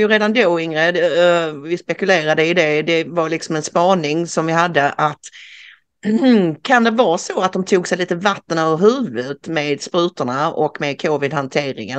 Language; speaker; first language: Swedish; native; Swedish